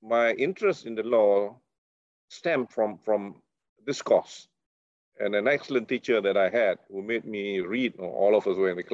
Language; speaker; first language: English; non-native, local second language; Malay